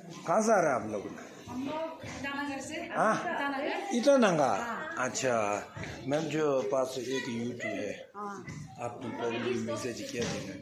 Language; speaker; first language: Hindi; non-native, learner; Tibetan